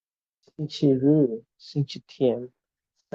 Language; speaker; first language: Chinese; non-native, learner; Bangla